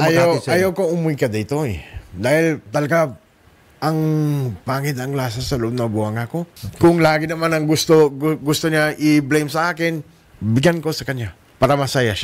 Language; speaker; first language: Filipino; non-native, learner; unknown